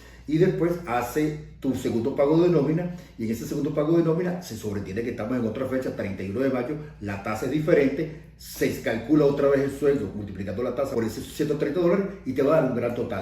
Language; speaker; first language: Spanish; native; Spanish